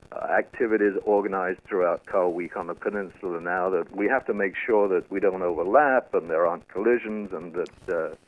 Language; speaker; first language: English; native; English